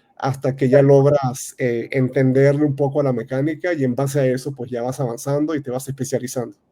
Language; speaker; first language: Spanish; native; Spanish